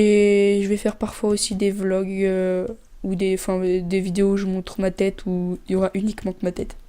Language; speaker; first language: French; native; French